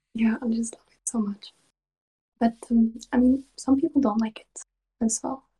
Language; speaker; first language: English; non-native, fluent; Swedish